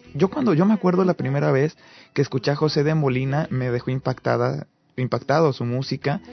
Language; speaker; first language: Spanish; native; Spanish